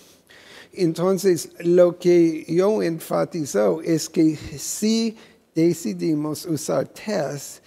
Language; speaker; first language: Spanish; non-native, fluent; English